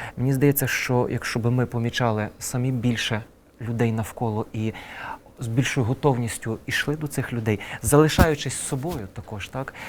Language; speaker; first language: Ukrainian; native; Ukrainian